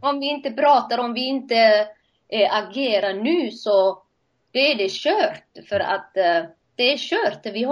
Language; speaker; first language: Swedish; non-native, fluent; Somali